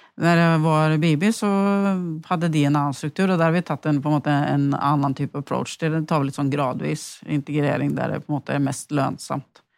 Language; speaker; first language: Swedish; native; Swedish